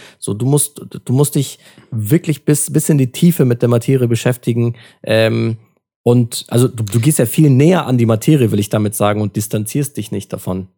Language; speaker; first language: German; early bilingual, other home language; Turkish